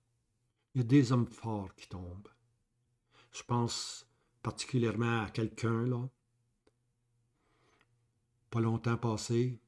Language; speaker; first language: French; native; French